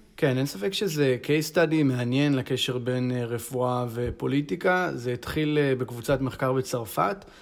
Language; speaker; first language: Hebrew; native; Hebrew